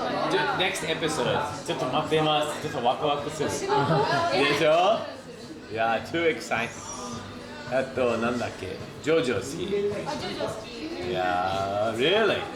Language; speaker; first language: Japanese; non-native, learner; English